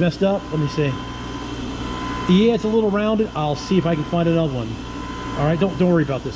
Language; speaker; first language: English; native; English